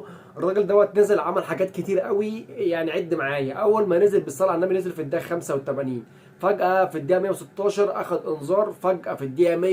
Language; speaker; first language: Arabic; native; Arabic